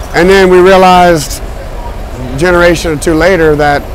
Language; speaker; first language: English; native; English